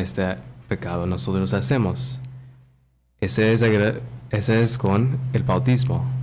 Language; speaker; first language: Spanish; non-native, learner; English